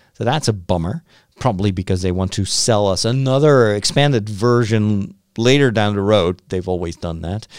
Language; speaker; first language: English; non-native, fluent; Dutch